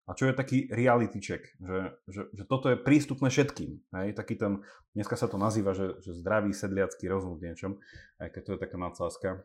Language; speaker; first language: Slovak; early bilingual, heritage; English